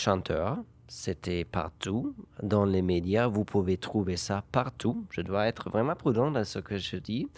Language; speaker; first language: French; non-native, fluent; German